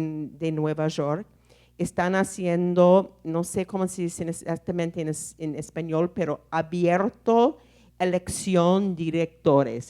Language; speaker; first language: Spanish; non-native, fluent; English